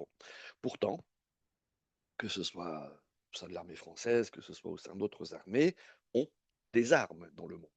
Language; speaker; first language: French; native; French